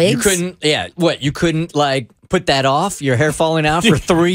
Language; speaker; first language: English; native; English